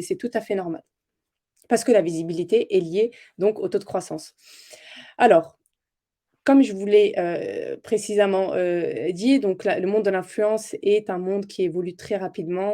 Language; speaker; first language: French; native; French